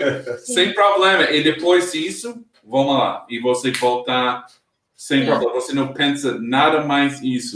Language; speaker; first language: Portuguese; non-native, learner; English